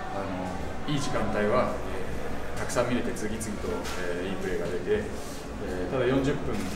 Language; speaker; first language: Japanese; native; Japanese